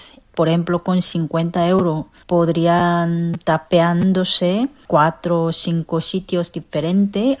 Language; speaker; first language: Spanish; non-native, learner; Korean